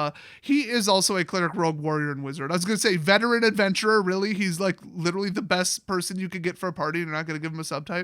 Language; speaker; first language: English; native; English